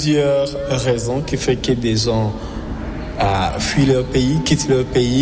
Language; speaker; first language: French; non-native, local second language; Kinyarwanda